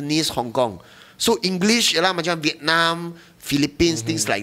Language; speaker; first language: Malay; non-native, local second language; Chinese